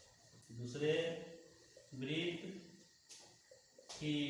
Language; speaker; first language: Hindi; native; Hindi